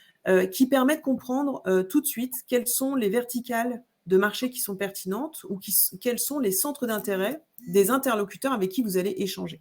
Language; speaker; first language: French; native; French